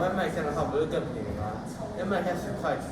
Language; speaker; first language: Chinese; native; Chinese